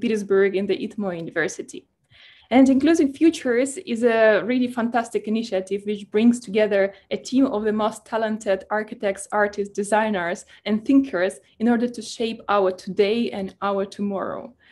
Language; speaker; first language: English; non-native, fluent; Russian